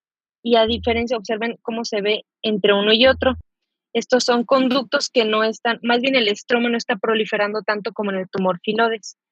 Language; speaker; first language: Spanish; native; Spanish